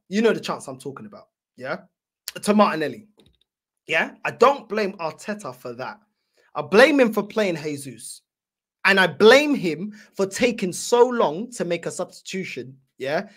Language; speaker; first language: English; early bilingual, other home language; Portuguese